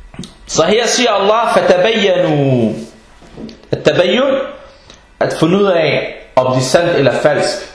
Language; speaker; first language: Danish; early bilingual, other home language; Arabic